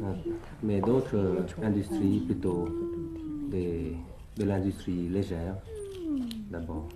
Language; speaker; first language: French; early bilingual, other home language; Thai